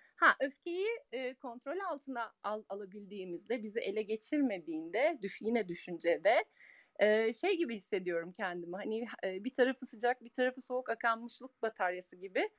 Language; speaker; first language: Turkish; early bilingual, heritage; Turkish